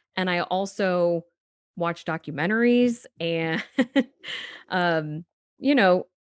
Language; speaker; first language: English; native; English